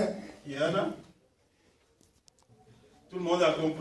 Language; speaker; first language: French; non-native, fluent; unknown